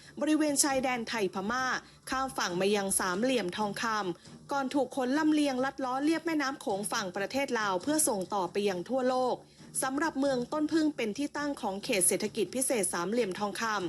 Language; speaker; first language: Thai; native; Thai